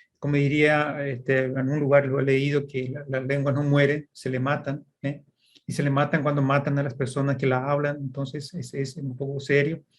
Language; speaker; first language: Spanish; early bilingual, heritage; Portuguese